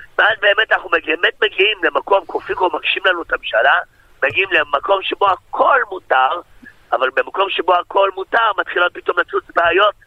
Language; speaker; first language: Hebrew; native; Hebrew